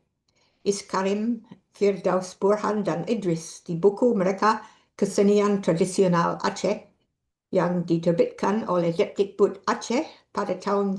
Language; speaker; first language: Indonesian; non-native, fluent; English